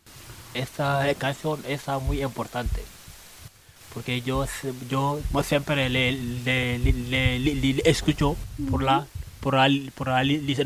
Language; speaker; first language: Spanish; non-native, learner; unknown